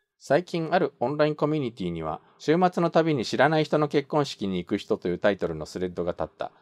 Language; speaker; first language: Japanese; native; Japanese